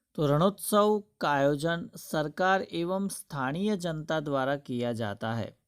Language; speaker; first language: Hindi; non-native, local second language; Gujarati